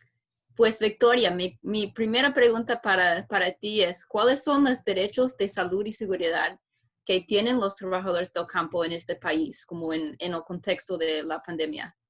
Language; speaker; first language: Spanish; non-native, fluent; English